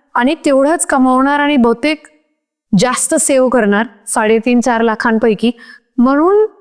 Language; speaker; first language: Marathi; non-native, local second language; Hindi